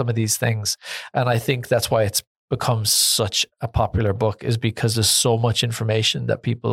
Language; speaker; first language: English; native; English